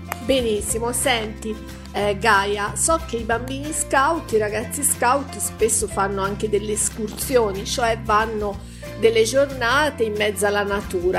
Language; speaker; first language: Italian; native; Italian